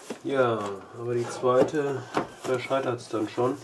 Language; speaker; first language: German; native; German